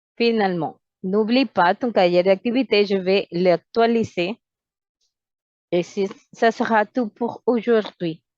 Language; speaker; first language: French; non-native, fluent; Spanish